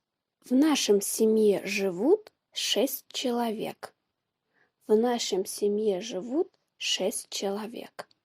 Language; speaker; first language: Russian; non-native, fluent; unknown